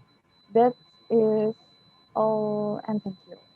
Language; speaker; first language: English; non-native, learner; Indonesian